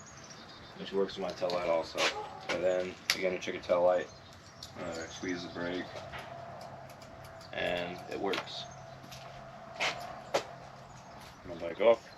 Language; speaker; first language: English; native; English